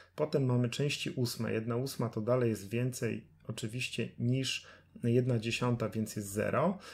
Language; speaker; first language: Polish; native; Polish